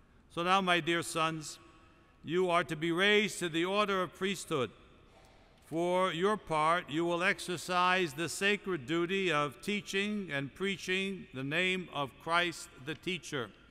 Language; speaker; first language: English; native; English